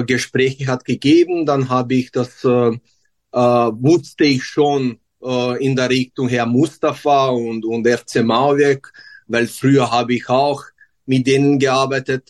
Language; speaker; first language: German; non-native, learner; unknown